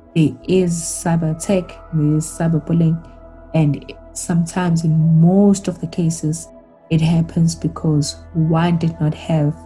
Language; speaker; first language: English; non-native, local second language; Zulu